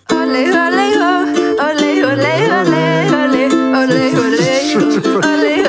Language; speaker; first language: French; native; French